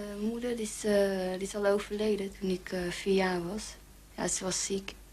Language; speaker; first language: Dutch; early bilingual, other home language; Javanese